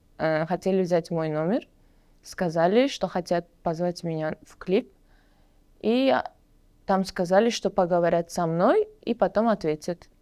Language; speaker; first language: Russian; non-native, local second language; Uzbek